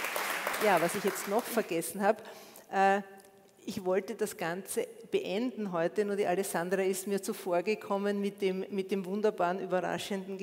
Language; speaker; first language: German; native; German